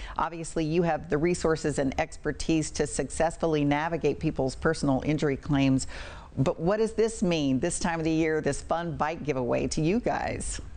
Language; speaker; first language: English; native; English